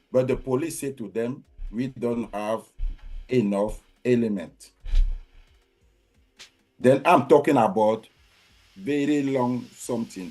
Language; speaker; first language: English; non-native, learner; French